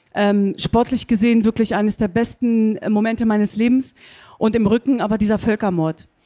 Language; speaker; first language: German; native; German